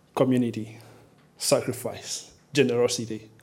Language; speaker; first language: English; non-native, local second language; Nyanja